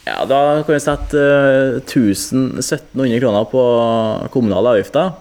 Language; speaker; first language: Norwegian; native; Norwegian